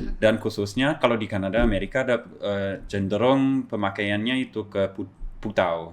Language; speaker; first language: Indonesian; non-native, fluent; English